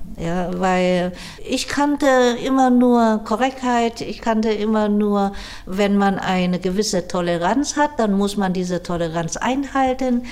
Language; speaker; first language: German; non-native, fluent; Vietnamese